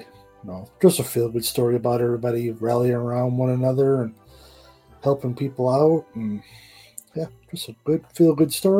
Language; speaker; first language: English; native; English